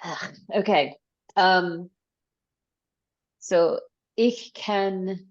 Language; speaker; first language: German; non-native, learner; English